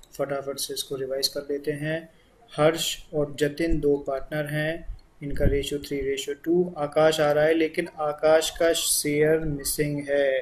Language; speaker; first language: Hindi; native; Hindi